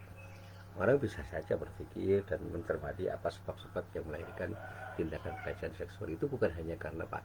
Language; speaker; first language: Indonesian; native; Indonesian